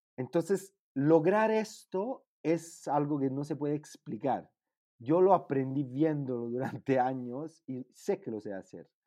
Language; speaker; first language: Spanish; non-native, fluent; Italian